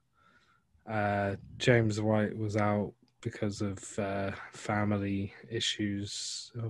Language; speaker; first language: English; native; English